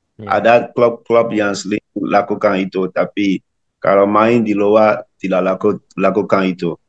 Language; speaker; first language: Indonesian; non-native, learner; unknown